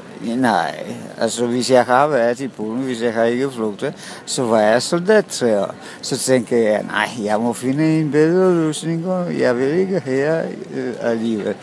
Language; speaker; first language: Danish; non-native, fluent; Polish